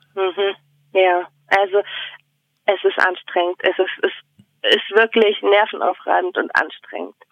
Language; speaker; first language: German; native; German